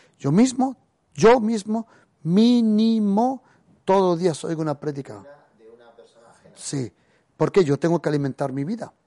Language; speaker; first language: Spanish; early bilingual, heritage; Spanish